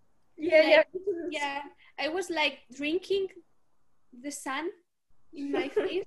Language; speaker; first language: English; non-native, learner; Spanish